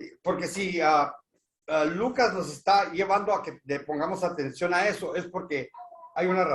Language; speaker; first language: Spanish; native; Spanish